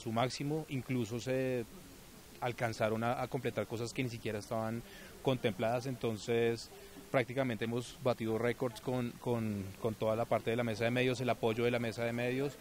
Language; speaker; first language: Spanish; native; Spanish